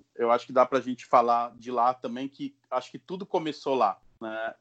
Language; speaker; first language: Portuguese; native; Portuguese